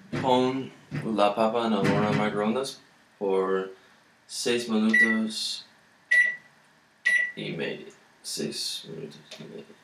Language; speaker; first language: Spanish; non-native, learner; English